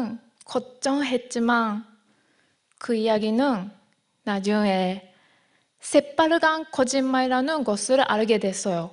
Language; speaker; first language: Korean; non-native, learner; Japanese